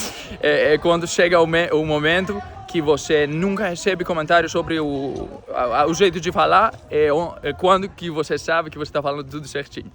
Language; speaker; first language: Portuguese; non-native, fluent; Greek